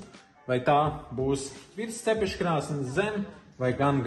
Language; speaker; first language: Latvian; native; Latvian